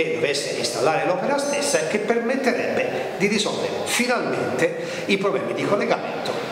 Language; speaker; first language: Italian; native; Italian